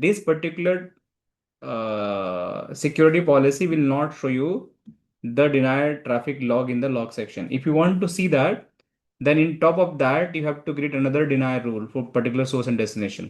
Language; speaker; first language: English; non-native, local second language; Hindi